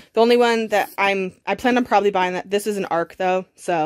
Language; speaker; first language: English; native; English